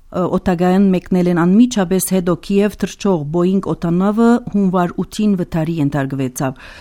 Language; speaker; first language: Armenian; early bilingual, heritage; Armenian